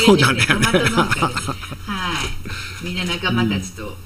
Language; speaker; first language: Japanese; native; Japanese